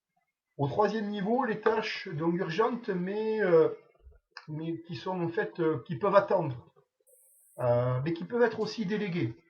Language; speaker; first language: French; native; French